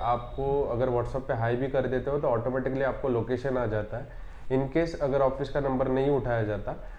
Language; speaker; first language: Hindi; non-native, local second language; Marathi